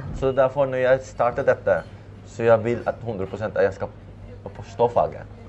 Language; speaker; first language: Norwegian; non-native, fluent; Filipino